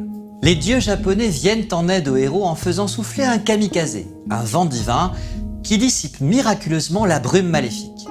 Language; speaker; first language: French; native; French